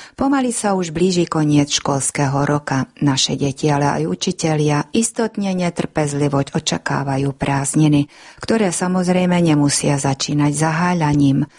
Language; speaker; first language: Slovak; non-native, local second language; Hungarian